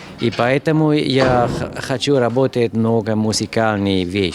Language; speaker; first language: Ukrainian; non-native, learner; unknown